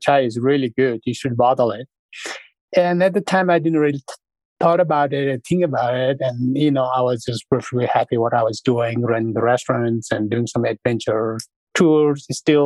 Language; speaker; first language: English; non-native, fluent; Sherpa